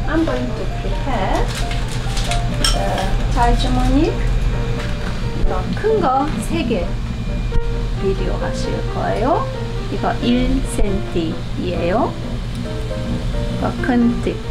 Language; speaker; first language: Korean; non-native, learner; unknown